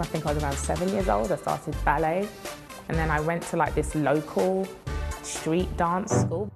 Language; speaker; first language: English; native; English